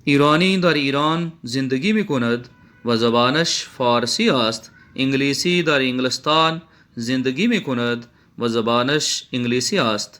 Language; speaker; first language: Persian; non-native, fluent; Urdu